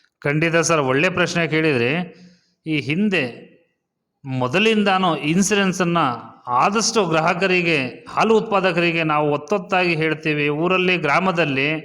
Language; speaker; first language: Kannada; non-native, local second language; Lambadi